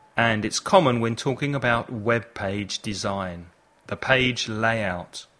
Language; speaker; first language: English; native; English